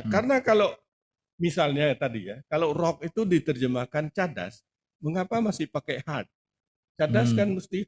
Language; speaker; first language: Indonesian; native; Indonesian